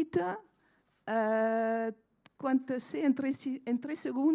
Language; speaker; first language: Spanish; non-native, fluent; French